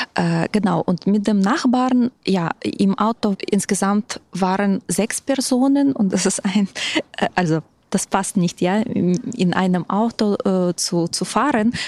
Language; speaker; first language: German; non-native, fluent; Ukrainian